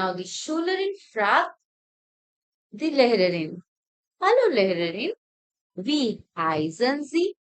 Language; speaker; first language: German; non-native, fluent; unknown